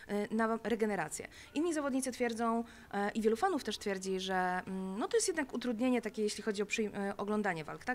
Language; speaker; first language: Polish; native; Polish